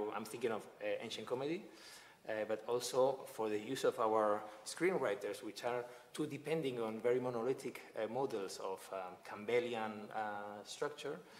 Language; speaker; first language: English; non-native, fluent; Spanish